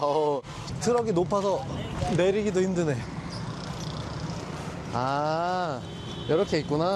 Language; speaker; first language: Korean; native; Korean